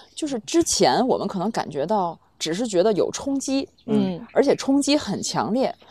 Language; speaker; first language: Chinese; native; Chinese